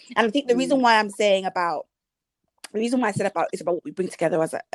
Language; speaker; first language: English; early bilingual, other home language; Yoruba